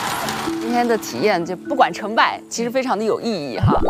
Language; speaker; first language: Chinese; native; Chinese